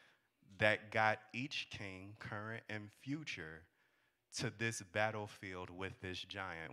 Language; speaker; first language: English; native; English